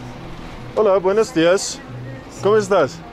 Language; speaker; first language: Spanish; non-native, learner; English